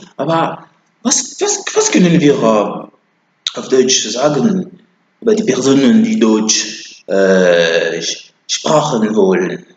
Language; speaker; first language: German; non-native, learner; French